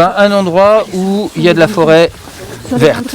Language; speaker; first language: French; native; French